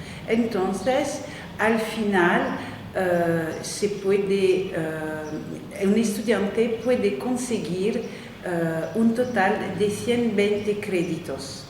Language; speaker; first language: Spanish; non-native, fluent; French